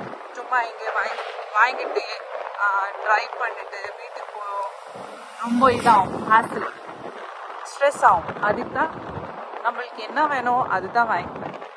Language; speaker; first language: Tamil; non-native, local second language; Urdu